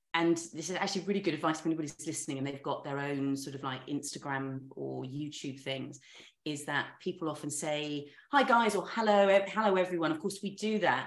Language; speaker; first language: English; native; English